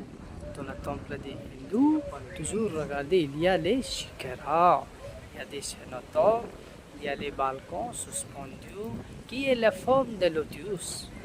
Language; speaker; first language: French; non-native, learner; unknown